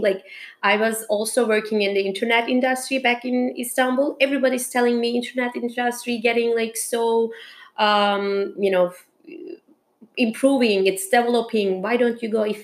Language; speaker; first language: English; non-native, fluent; Turkish